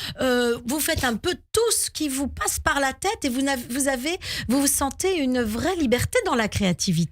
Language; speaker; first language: French; native; French